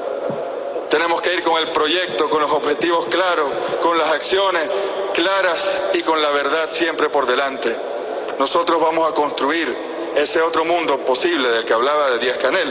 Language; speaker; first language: Spanish; native; Spanish